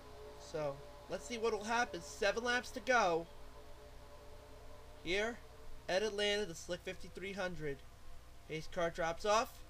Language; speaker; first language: English; native; English